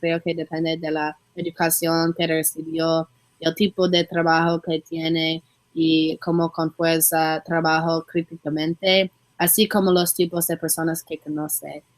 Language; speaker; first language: Spanish; non-native, learner; English